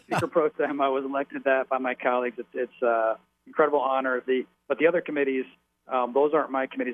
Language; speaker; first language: English; native; English